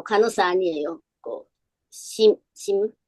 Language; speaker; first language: Korean; non-native, learner; Japanese